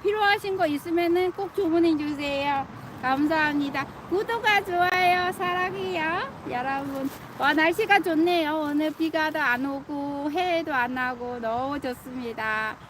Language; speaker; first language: Korean; non-native, fluent; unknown